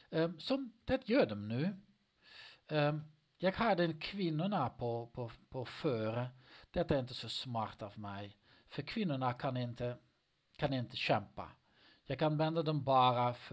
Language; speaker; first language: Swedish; non-native, learner; Dutch